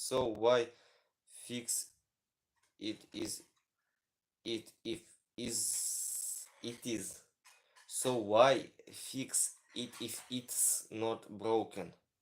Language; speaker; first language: English; non-native, learner; Ukrainian